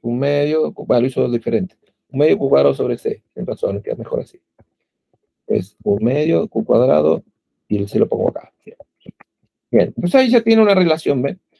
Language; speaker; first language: Spanish; native; Spanish